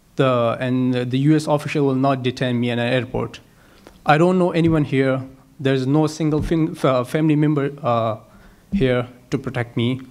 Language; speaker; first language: English; non-native, local second language; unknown